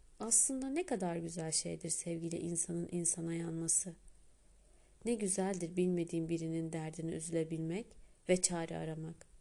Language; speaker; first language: Turkish; native; Turkish